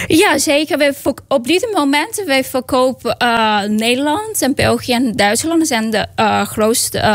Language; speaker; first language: Dutch; non-native, fluent; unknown